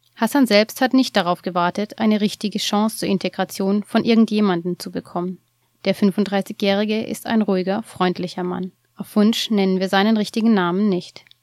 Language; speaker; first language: German; native; German